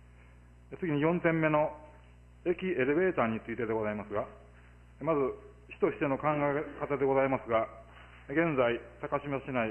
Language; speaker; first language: Japanese; native; Japanese